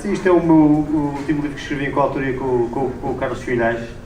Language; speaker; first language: Portuguese; native; Portuguese